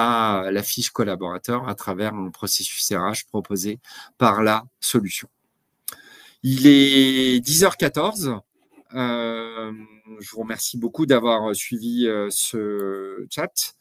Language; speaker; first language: French; native; French